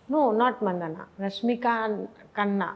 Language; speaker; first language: Telugu; non-native, fluent; Bangla